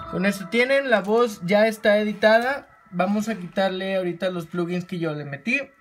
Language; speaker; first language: Spanish; native; Spanish